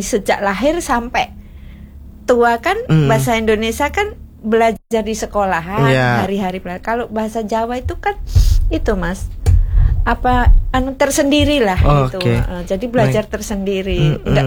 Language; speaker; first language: Indonesian; non-native, local second language; Javanese